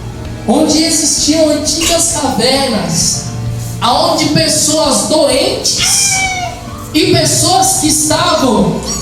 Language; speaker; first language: Portuguese; native; Portuguese